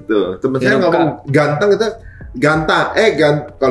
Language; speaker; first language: Indonesian; native; Indonesian